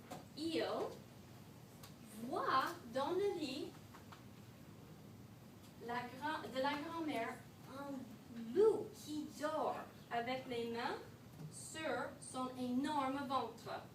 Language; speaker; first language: French; non-native, fluent; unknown